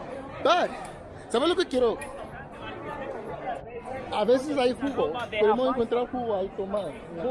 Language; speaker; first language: Spanish; non-native, learner; English